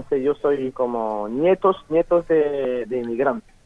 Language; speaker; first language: Spanish; non-native, fluent; French